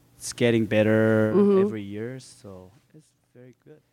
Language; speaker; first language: English; non-native, learner; Korean